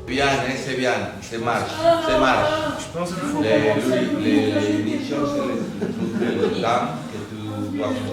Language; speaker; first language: French; non-native, learner; Spanish